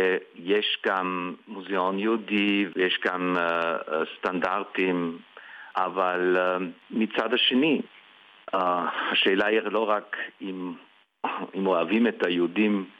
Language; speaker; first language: Hebrew; early bilingual, heritage; Hebrew